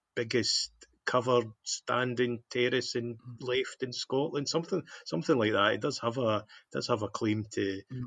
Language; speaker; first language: English; native; English